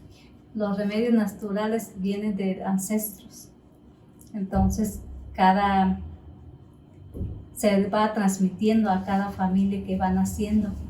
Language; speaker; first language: Spanish; native; Spanish